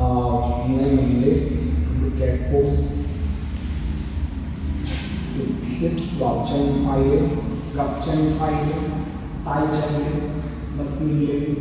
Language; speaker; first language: Vietnamese; non-native, learner; Hindi